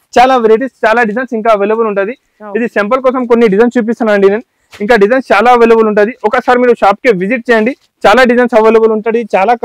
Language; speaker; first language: Telugu; non-native, local second language; Urdu